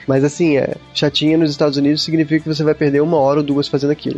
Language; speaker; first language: Portuguese; native; Portuguese